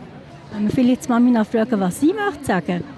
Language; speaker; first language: German; native; German